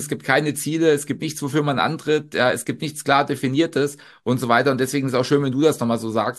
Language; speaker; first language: German; native; German